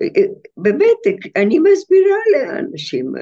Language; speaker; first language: Hebrew; non-native, fluent; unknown